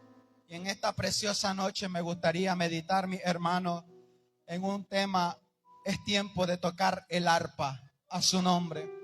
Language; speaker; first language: Spanish; native; Spanish